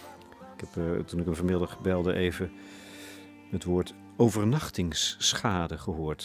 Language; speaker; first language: Dutch; native; Dutch